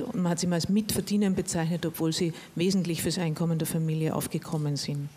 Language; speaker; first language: German; native; German